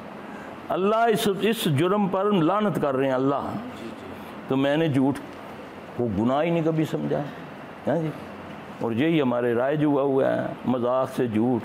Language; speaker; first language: Hindi; non-native, local second language; Punjabi